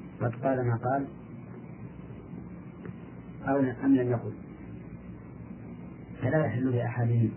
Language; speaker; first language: Arabic; native; Arabic